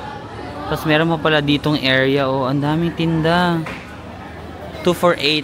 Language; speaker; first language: Filipino; native; Filipino